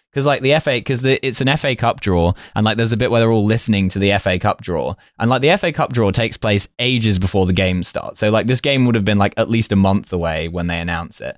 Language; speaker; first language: English; native; English